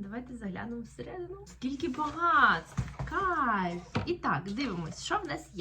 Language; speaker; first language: Ukrainian; native; Ukrainian